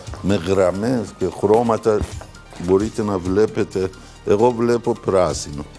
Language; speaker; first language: Greek; non-native, learner; Persian